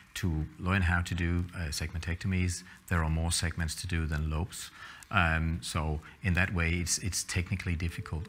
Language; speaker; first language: English; non-native, fluent; Danish